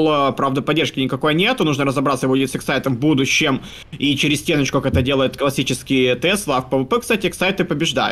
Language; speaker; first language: Russian; native; Russian